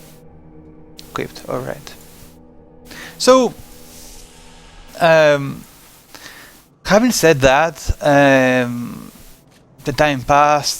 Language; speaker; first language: English; non-native, fluent; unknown